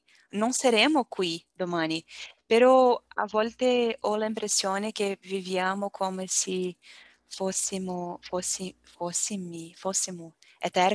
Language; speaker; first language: Italian; non-native, learner; Portuguese